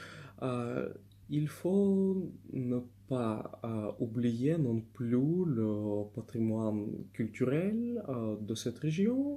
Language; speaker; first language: French; non-native, fluent; Russian